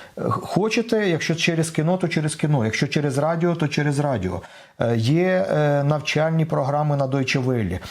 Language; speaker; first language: Ukrainian; non-native, local second language; Russian